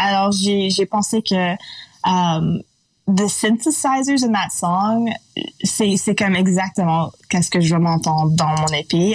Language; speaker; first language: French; non-native, local second language; English